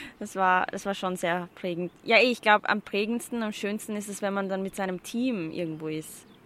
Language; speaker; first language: German; early bilingual, other home language; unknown